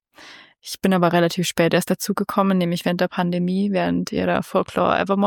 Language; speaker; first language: German; native; German